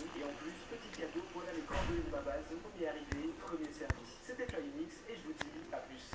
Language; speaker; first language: French; native; French